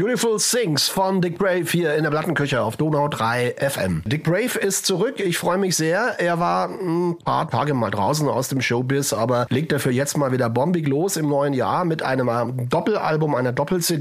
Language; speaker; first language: German; native; German